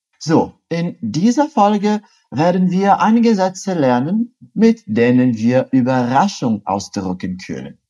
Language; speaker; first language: German; non-native, fluent; Portuguese